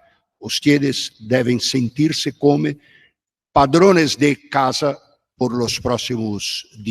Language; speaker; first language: Spanish; non-native, fluent; Portuguese